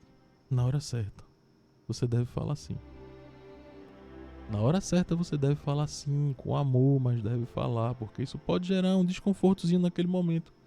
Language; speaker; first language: Portuguese; native; Portuguese